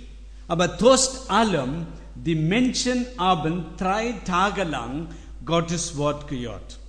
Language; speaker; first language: German; non-native, learner; Tamil